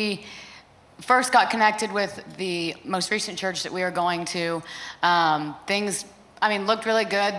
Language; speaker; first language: English; native; English